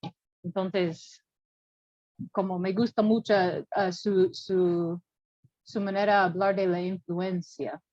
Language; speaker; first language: Spanish; non-native, learner; English